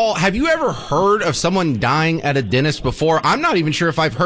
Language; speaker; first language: English; native; English